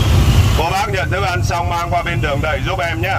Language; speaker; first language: Vietnamese; native; Vietnamese